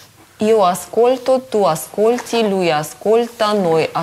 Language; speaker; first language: Italian; non-native, learner; Russian